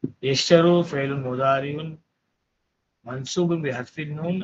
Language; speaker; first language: Arabic; non-native, fluent; Tamil